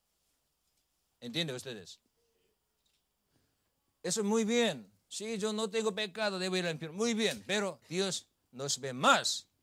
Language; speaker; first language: Spanish; non-native, learner; Korean